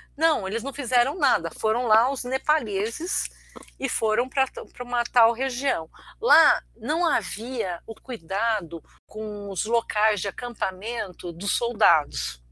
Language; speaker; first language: Portuguese; early bilingual, other home language; Armenian